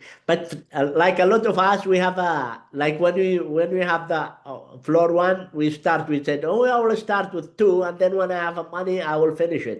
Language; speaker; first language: English; non-native, learner; Arabic